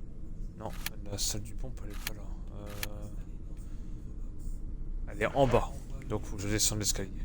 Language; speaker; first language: French; native; French